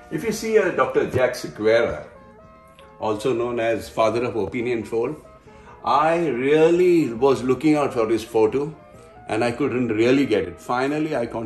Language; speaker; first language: English; non-native, local second language; Konkani